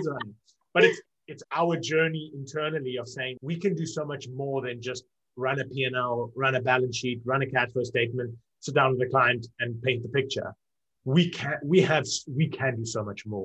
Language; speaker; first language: English; native; English